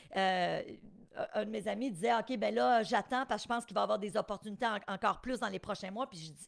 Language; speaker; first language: French; native; French